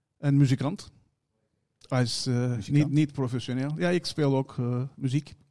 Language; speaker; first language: Dutch; non-native, fluent; Turkish